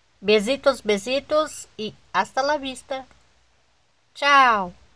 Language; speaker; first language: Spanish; non-native, learner; Portuguese